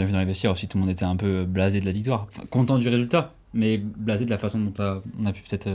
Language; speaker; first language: French; native; French